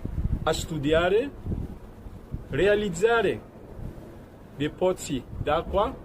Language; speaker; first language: Italian; non-native, fluent; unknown